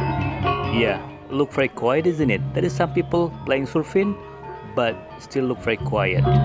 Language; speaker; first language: English; non-native, local second language; Indonesian